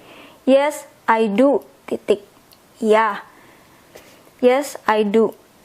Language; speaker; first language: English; non-native, fluent; Indonesian